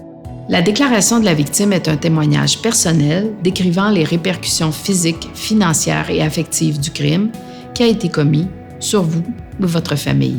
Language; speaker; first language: French; native; French